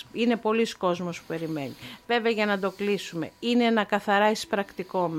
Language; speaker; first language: Greek; native; Greek